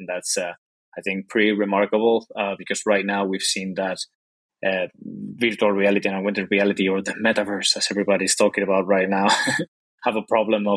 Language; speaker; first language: English; non-native, fluent; Spanish